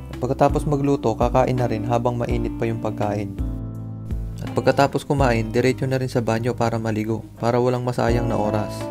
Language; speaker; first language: Filipino; native; Filipino